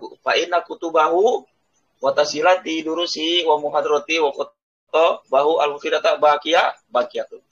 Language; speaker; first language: Arabic; non-native, fluent; Indonesian